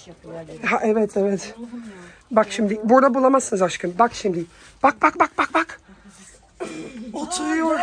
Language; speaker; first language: Turkish; early bilingual, heritage; Turkish